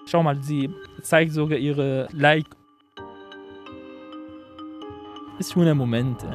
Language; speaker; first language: German; non-native, learner; Arabic